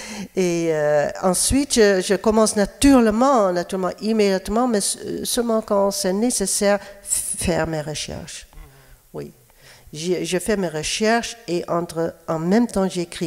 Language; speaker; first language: French; non-native, fluent; Dutch